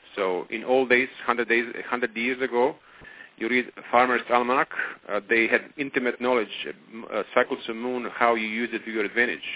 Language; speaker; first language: English; non-native, fluent; Croatian